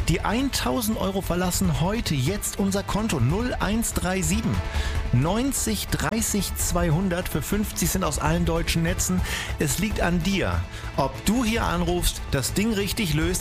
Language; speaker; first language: German; native; German